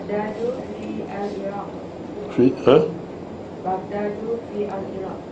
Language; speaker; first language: Arabic; non-native, learner; Malay